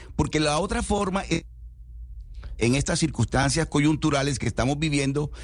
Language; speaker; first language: Spanish; native; Spanish